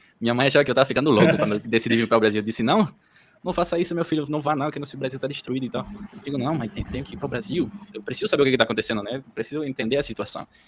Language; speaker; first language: Portuguese; early bilingual, heritage; Portuguese